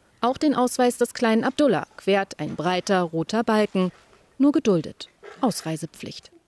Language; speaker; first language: German; native; German